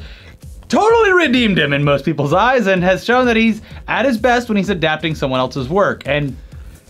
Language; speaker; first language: English; native; English